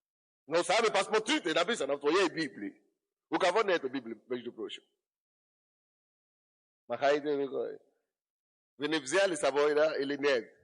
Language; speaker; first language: Russian; non-native, fluent; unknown